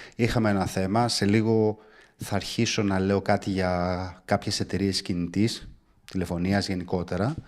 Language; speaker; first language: Greek; early bilingual, heritage; Greek